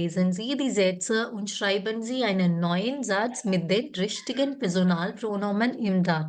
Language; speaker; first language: German; non-native, fluent; Malayalam